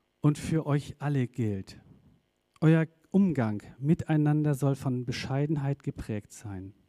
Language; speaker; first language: German; native; German